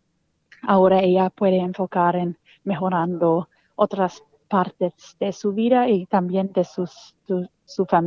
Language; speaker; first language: Spanish; non-native, fluent; English